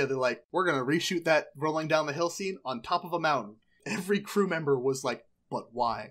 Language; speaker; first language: English; native; English